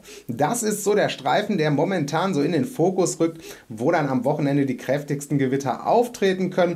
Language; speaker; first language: German; native; German